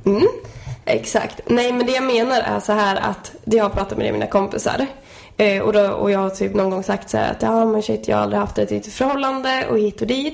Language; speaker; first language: Swedish; native; Swedish